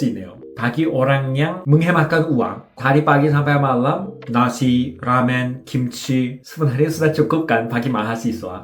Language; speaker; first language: Indonesian; non-native, fluent; Korean